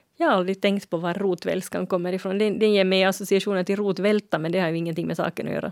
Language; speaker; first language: Swedish; native; Swedish